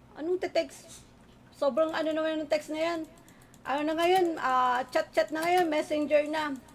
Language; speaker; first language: Filipino; native; Filipino